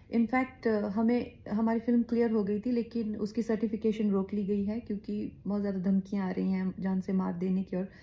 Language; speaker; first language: Hindi; native; Hindi